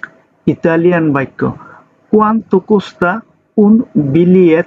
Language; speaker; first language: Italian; non-native, learner; Bangla